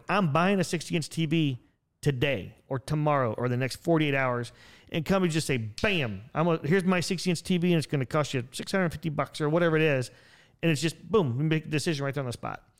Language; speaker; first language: English; native; English